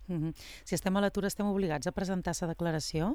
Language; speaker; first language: Catalan; native; Catalan